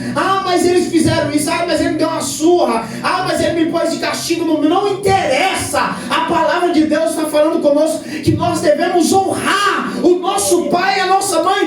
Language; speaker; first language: Portuguese; native; Portuguese